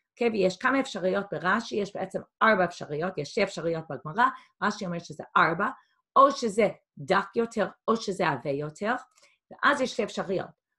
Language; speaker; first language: Hebrew; non-native, fluent; English